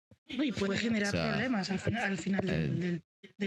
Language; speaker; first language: Spanish; native; Spanish